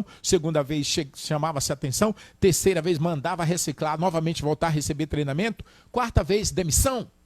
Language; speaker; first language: Portuguese; native; Portuguese